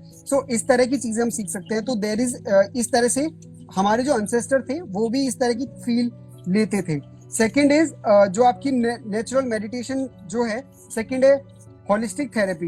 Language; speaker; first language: Hindi; native; Hindi